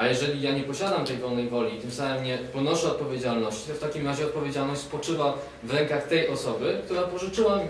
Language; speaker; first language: Polish; native; Polish